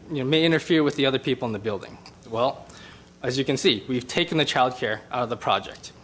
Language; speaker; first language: English; native; English